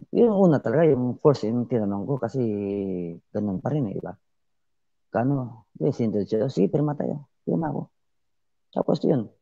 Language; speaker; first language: Filipino; non-native, local second language; Cebuano